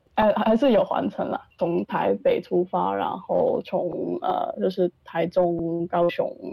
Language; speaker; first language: Chinese; non-native, local second language; Cantonese